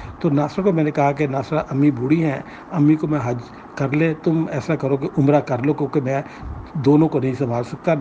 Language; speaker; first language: Urdu; non-native, local second language; Punjabi